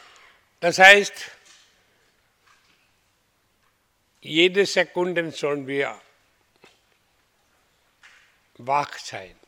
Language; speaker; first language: German; non-native, fluent; Hindi